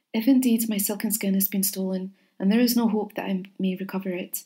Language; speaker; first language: English; native; English